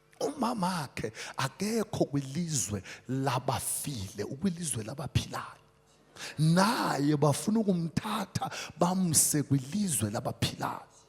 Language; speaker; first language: Zulu; non-native, local second language; Xhosa